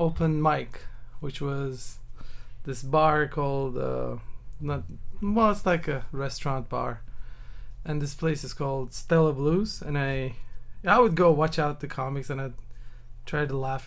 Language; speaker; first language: English; non-native, fluent; Turkish